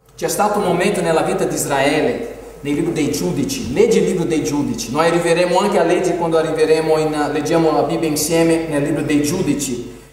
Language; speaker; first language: Italian; non-native, fluent; Portuguese